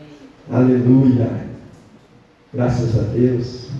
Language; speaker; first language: Portuguese; native; Portuguese